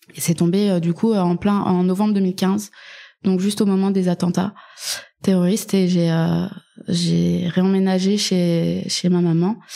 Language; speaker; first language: French; native; French